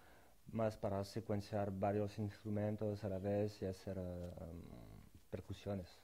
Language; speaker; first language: Spanish; non-native, fluent; French